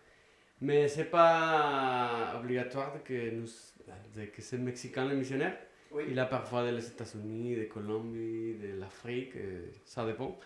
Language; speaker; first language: French; non-native, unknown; Spanish